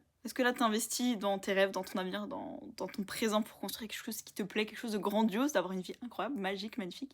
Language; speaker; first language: French; native; French